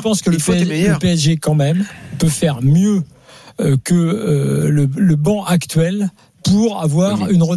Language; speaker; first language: French; native; French